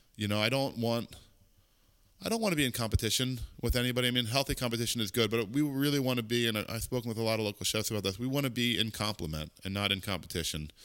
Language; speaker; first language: English; native; English